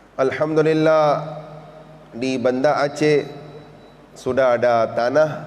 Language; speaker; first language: Indonesian; non-native, learner; Urdu